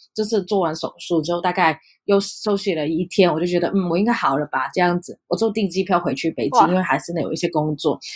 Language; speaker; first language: Chinese; non-native, local second language; Cantonese